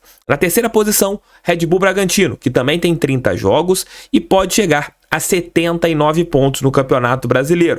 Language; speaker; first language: Portuguese; native; Portuguese